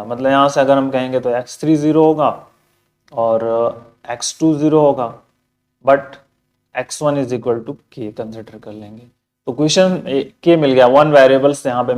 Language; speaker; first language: Hindi; native; Hindi